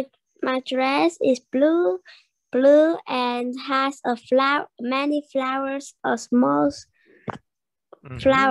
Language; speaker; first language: English; non-native, learner; Vietnamese